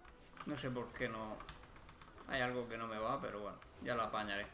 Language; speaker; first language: Spanish; native; Spanish